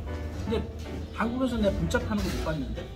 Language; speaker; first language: Korean; native; Korean